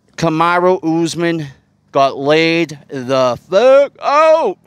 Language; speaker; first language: English; native; English